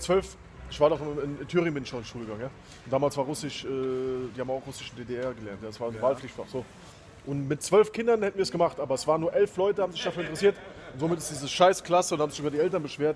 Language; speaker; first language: German; native; German